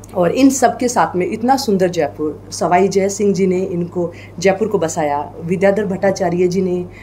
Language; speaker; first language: Hindi; native; Hindi